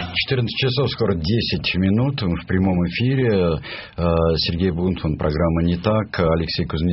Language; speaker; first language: Russian; native; Russian